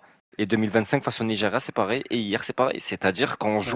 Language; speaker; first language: French; native; French